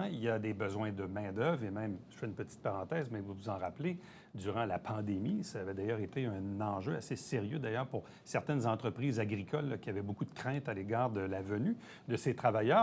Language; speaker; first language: French; native; French